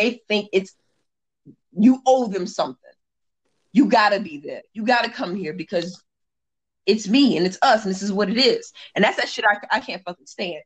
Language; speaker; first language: English; native; English